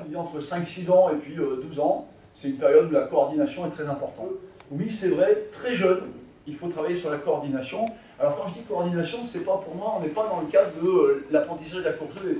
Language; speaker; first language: French; native; French